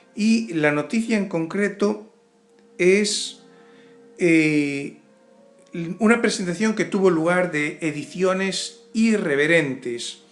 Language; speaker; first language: Spanish; native; Spanish